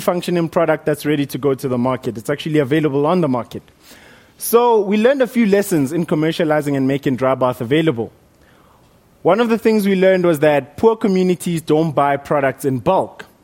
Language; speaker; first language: English; non-native, local second language; Northern Sotho